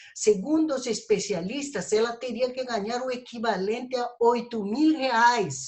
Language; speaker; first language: Portuguese; non-native, fluent; Spanish